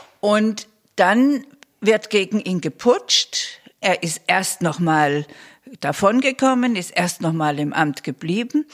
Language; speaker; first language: German; native; German